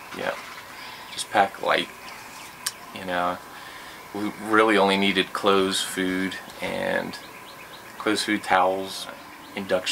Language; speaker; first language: English; native; English